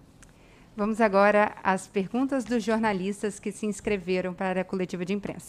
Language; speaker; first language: Portuguese; native; Portuguese